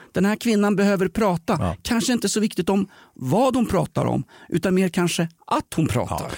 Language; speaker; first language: Swedish; native; Swedish